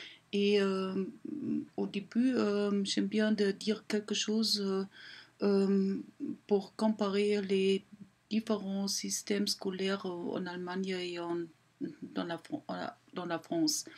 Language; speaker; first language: French; non-native, learner; German